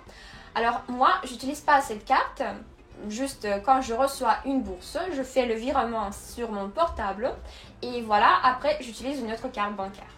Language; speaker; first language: French; non-native, fluent; Russian